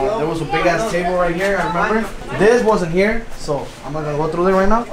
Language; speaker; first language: English; early bilingual, other home language; Spanish